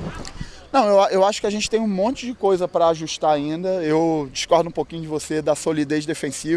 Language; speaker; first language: Portuguese; native; Portuguese